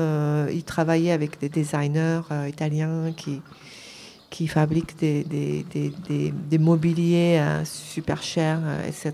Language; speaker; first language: French; non-native, fluent; Japanese